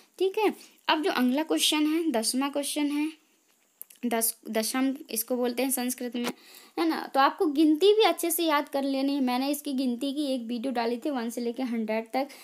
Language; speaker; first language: Hindi; native; Hindi